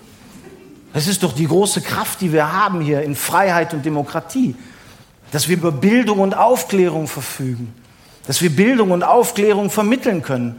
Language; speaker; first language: German; native; German